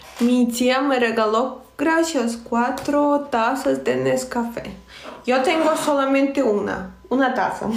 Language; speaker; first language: Spanish; non-native, fluent; Russian